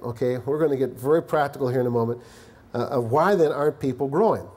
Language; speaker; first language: English; native; English